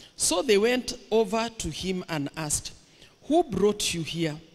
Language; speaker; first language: English; non-native, local second language; Swahili